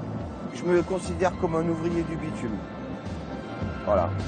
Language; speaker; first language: French; native; French